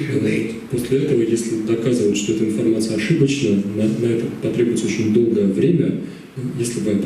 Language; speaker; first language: Russian; native; Russian